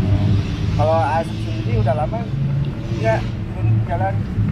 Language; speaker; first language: Indonesian; native; Indonesian